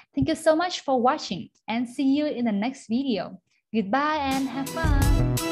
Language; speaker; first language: English; non-native, fluent; Vietnamese